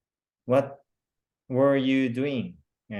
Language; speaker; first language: English; non-native, learner; Korean